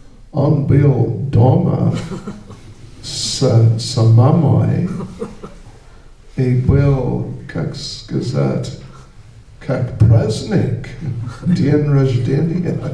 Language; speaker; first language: Russian; non-native, learner; English